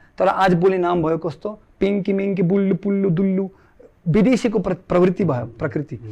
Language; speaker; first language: Nepali; non-native, fluent; Russian